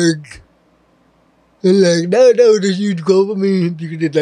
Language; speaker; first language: English; native; English